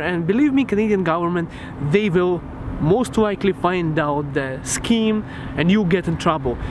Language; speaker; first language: English; non-native, local second language; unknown